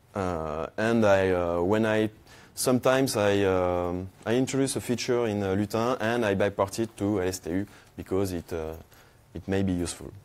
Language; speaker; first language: English; non-native, fluent; French